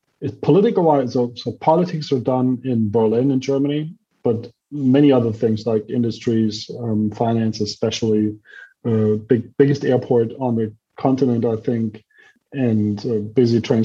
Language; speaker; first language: English; non-native, fluent; German